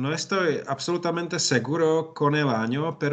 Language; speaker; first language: Spanish; non-native, learner; Czech